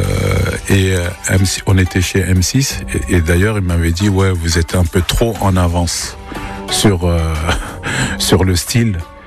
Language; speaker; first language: French; native; French